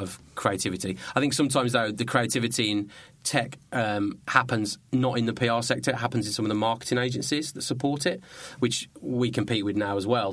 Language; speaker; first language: English; native; English